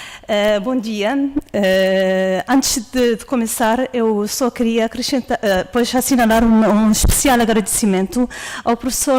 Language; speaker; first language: Portuguese; non-native, fluent; Arabic